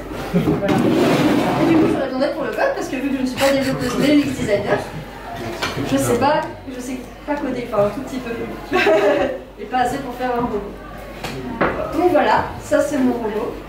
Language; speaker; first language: French; native; French